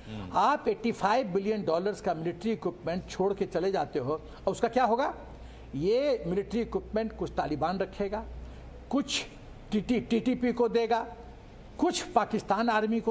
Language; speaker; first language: Hindi; native; Hindi